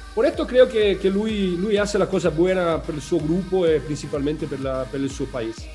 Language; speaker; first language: Spanish; non-native, learner; Portuguese